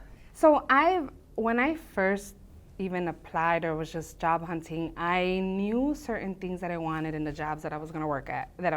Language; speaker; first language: English; early bilingual, other home language; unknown